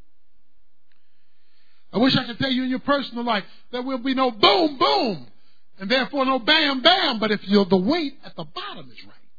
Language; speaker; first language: English; native; English